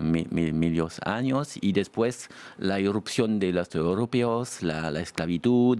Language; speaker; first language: Spanish; non-native, fluent; French